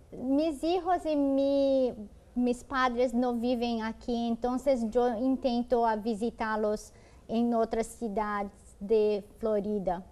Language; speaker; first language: Spanish; non-native, learner; Portuguese